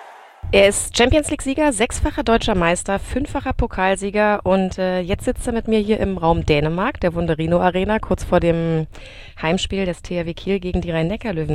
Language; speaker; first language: German; native; German